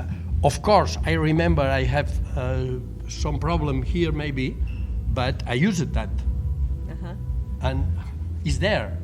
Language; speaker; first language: English; non-native, learner; Catalan